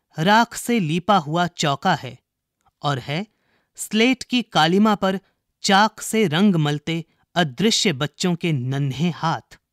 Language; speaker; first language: Hindi; native; Hindi